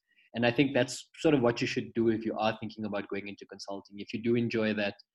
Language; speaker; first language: English; native; English